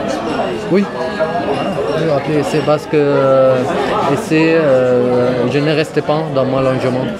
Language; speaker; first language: French; non-native, learner; Arabic